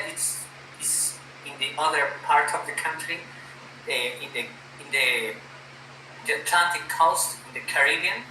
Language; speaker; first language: English; non-native, fluent; Spanish